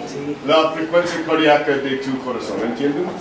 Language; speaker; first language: Spanish; non-native, learner; English